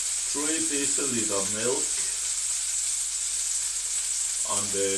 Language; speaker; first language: English; non-native, learner; Danish